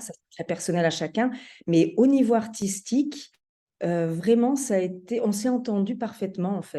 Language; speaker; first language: French; native; French